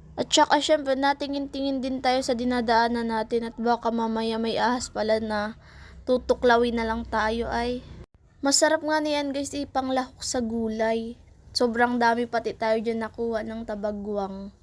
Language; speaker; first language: Filipino; non-native, local second language; Bikol